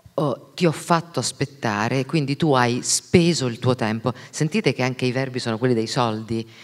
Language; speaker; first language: Italian; native; Italian